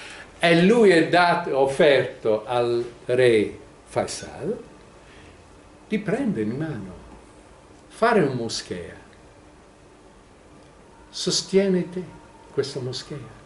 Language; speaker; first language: Italian; non-native, fluent; English